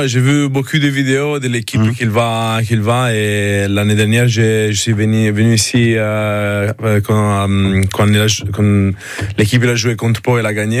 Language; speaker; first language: French; non-native, learner; Italian